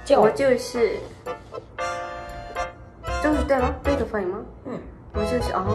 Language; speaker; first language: Chinese; non-native, fluent; Korean